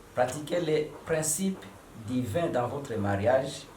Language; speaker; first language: French; non-native, local second language; Swahili